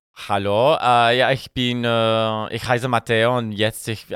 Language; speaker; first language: German; non-native, learner; English